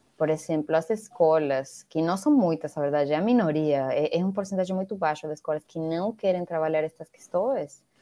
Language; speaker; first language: Portuguese; non-native, fluent; Spanish